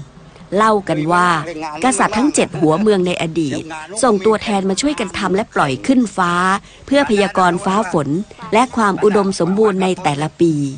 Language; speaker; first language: Thai; native; Thai